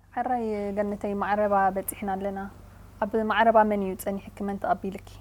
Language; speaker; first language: Tigrinya; native; Tigrinya